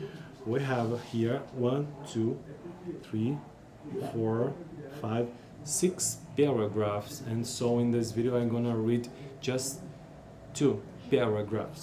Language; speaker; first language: English; non-native, learner; Portuguese